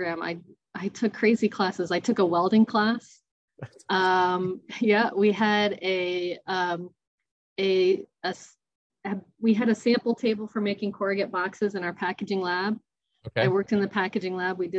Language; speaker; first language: English; native; English